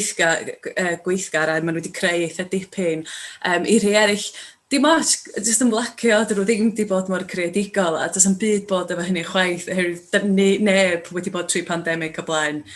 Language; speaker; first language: Welsh; native; Welsh